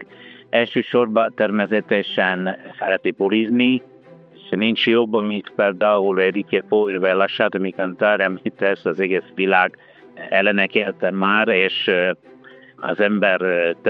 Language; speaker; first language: Hungarian; non-native, fluent; Italian